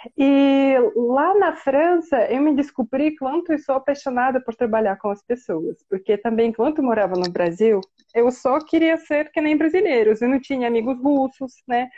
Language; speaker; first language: Portuguese; non-native, fluent; Russian